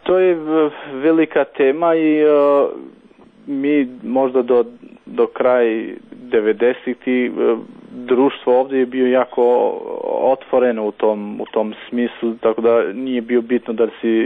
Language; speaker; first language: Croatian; non-native, local second language; Albanian